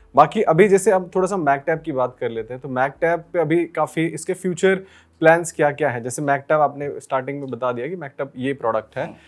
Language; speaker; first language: Hindi; native; Hindi